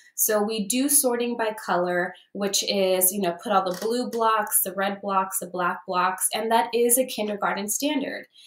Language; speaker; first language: English; early bilingual, other home language; Spanish